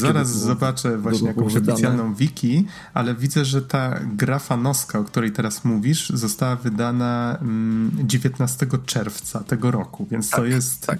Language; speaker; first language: Polish; native; Polish